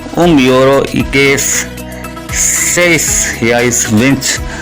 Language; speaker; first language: Portuguese; non-native, learner; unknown